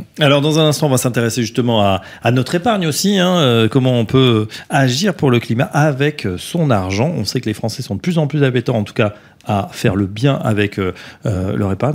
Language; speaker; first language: French; native; French